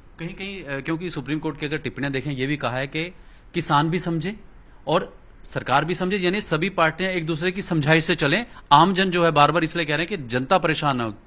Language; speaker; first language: Hindi; non-native, local second language; Punjabi